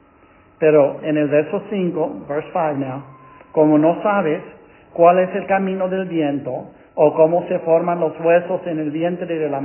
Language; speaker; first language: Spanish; non-native, fluent; English